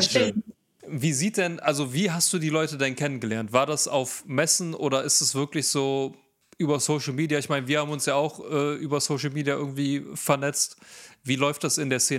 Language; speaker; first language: German; native; German